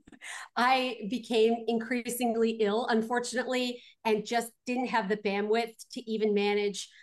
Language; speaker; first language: English; native; English